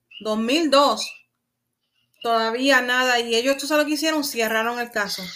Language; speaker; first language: Spanish; early bilingual, heritage; Spanish